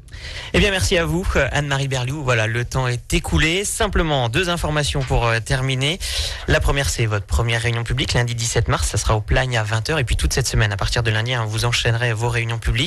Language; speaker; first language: French; native; French